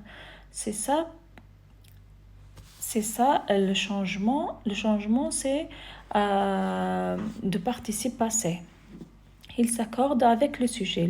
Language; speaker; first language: French; non-native, fluent; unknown